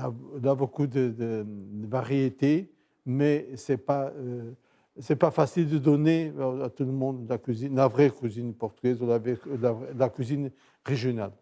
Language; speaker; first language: French; non-native, fluent; Portuguese